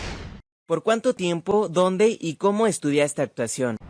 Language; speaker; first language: Spanish; native; Spanish